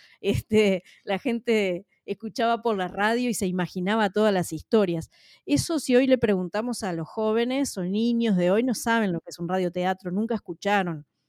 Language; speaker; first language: Spanish; native; Spanish